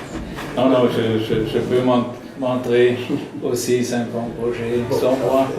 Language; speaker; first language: French; non-native, learner; German